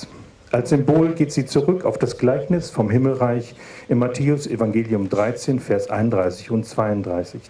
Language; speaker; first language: German; native; German